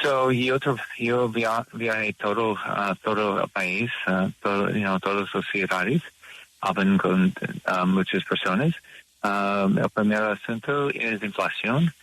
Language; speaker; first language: Spanish; non-native, learner; English